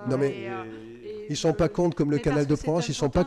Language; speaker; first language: French; native; French